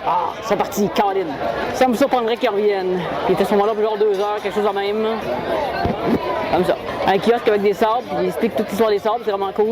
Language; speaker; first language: French; native; French